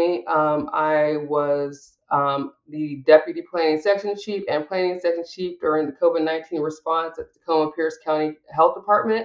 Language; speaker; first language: English; native; English